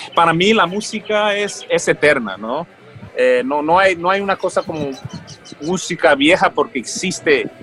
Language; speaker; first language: Spanish; early bilingual, heritage; Spanish